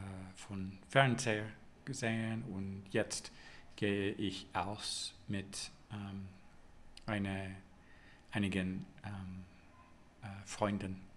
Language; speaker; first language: German; non-native, learner; English